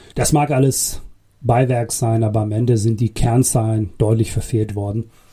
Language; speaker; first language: German; early bilingual, other home language; Bosnian